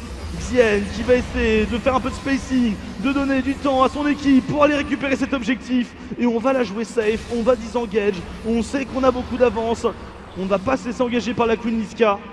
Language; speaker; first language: French; native; French